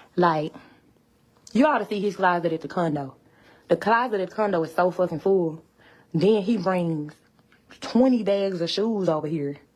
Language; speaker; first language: English; native; English